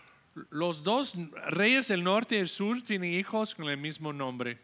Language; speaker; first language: Spanish; non-native, learner; English